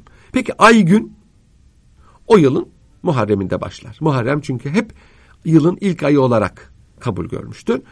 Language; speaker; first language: Turkish; native; Turkish